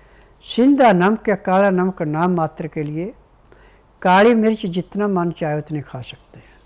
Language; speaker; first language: Hindi; native; Hindi